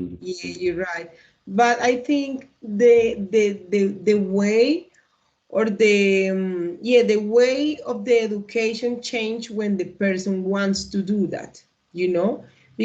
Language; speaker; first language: English; non-native, learner; Spanish